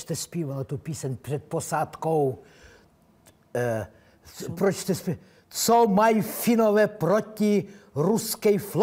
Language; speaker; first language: Czech; non-native, learner; Russian